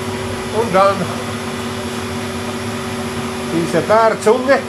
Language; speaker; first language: German; non-native, learner; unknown